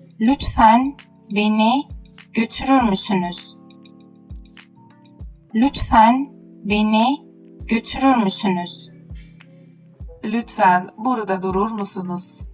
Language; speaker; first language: Turkish; non-native, fluent; Uzbek